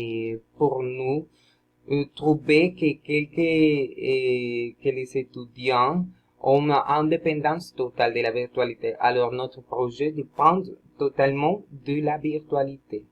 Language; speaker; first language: French; non-native, learner; Spanish